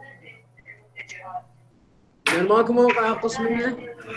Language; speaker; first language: Arabic; native; Arabic